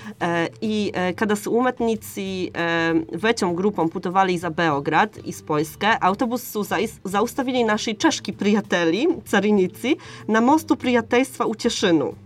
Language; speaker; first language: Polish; non-native, learner; Serbian